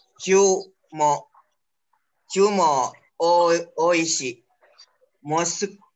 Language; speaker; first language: Japanese; non-native, learner; Indonesian